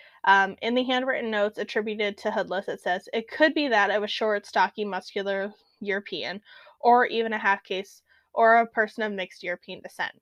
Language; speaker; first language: English; native; English